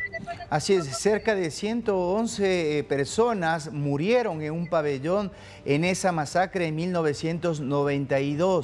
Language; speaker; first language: Spanish; native; Spanish